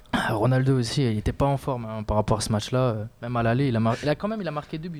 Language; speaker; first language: French; native; French